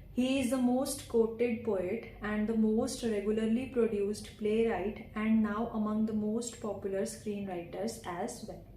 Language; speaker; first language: English; non-native, local second language; Punjabi